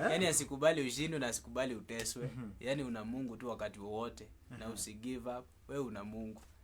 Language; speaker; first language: Swahili; non-native, local second language; Kikuyu